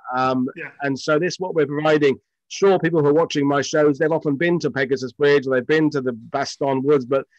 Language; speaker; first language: English; native; English